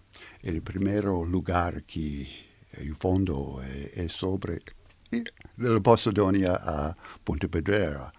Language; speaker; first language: Spanish; non-native, learner; French